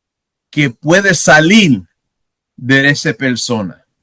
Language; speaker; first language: Spanish; non-native, learner; English